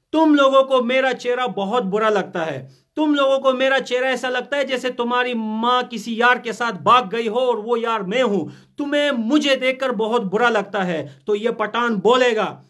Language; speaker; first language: Urdu; non-native, fluent; Pashto